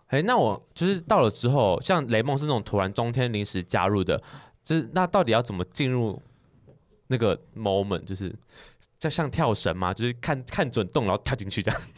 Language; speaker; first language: Chinese; native; Chinese